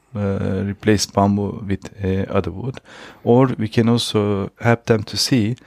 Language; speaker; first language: English; non-native, fluent; Turkish